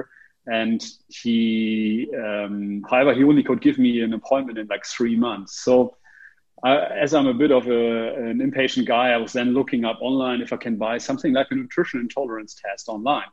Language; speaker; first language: English; non-native, fluent; German